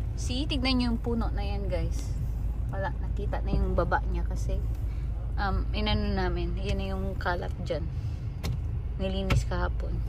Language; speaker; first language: Filipino; non-native, local second language; Hiligaynon